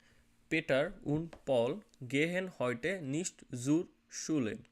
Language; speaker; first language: German; non-native, learner; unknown